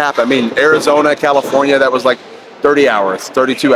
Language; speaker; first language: English; native; English